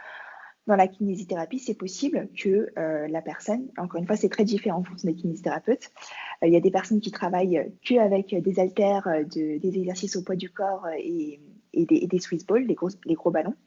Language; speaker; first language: French; native; French